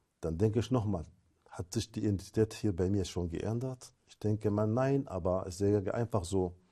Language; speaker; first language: German; non-native, fluent; Arabic